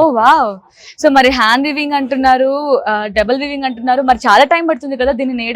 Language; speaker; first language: Telugu; native; Telugu